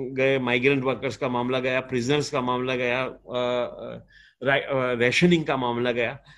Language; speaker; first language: Hindi; non-native, local second language; Gujarati